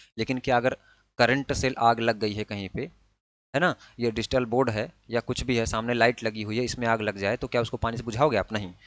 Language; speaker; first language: Hindi; native; Hindi